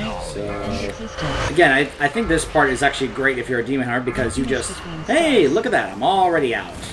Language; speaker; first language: English; native; English